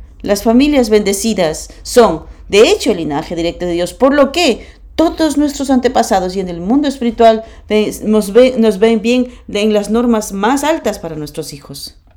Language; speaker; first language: Spanish; non-native, fluent; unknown